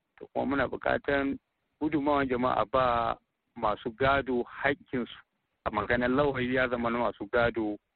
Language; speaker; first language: Hausa; native; Hausa